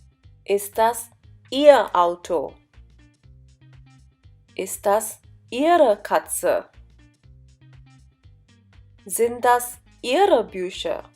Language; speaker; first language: German; non-native, fluent; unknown